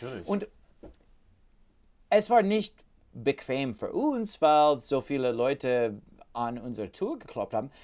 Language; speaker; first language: German; non-native, learner; English